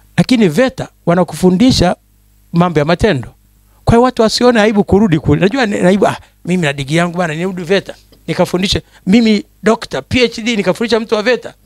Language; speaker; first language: Swahili; native; Swahili